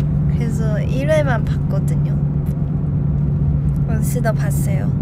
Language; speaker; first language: Korean; non-native, fluent; Chinese